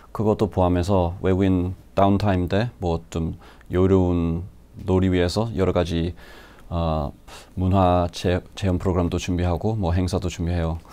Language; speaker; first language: Korean; non-native, fluent; English